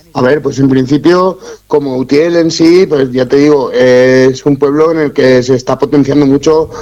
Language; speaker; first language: Spanish; native; Spanish